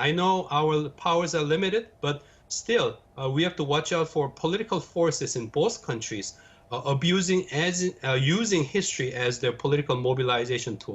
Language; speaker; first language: English; non-native, fluent; Korean